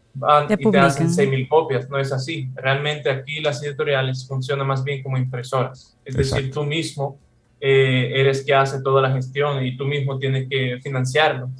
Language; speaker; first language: Spanish; non-native, fluent; Russian